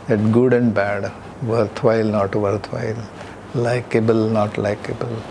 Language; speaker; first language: English; non-native, local second language; Marathi